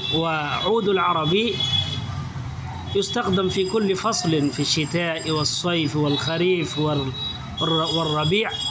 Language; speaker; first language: Arabic; non-native, fluent; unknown